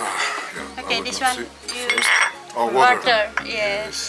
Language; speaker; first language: English; non-native, learner; Indonesian